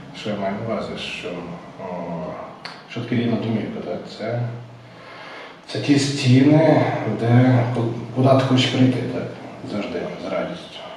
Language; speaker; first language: Ukrainian; native; Ukrainian